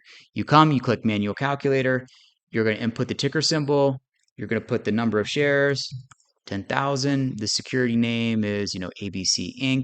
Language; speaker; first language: English; native; English